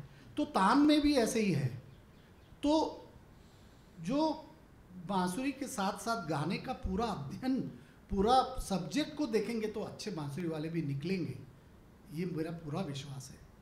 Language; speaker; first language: Hindi; native; Hindi